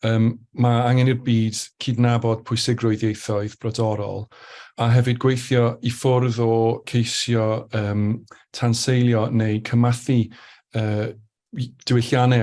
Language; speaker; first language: Welsh; native; Welsh